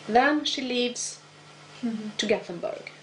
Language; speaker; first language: English; non-native, fluent; Swedish